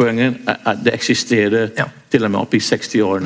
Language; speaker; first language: Norwegian; non-native, fluent; English